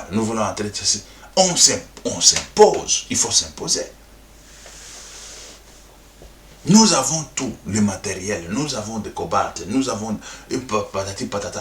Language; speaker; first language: French; non-native, local second language; Lingala